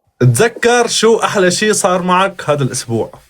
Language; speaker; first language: Arabic; native; Arabic